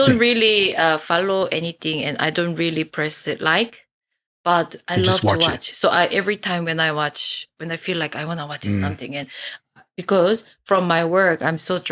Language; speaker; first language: English; non-native, fluent; Korean